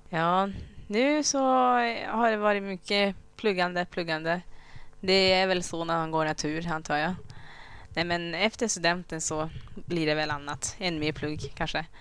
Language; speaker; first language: Swedish; early bilingual, other home language; Kinyarwanda